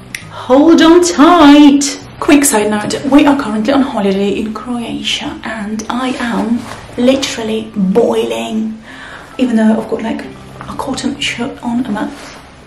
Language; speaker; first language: English; non-native, fluent; Russian